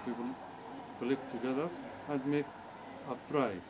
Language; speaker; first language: English; non-native, learner; Arabic